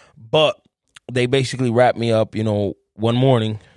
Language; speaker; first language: English; native; English